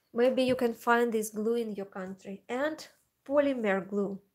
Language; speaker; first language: English; non-native, learner; Russian